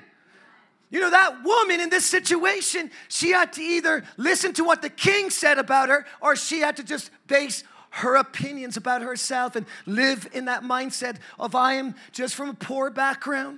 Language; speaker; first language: English; native; English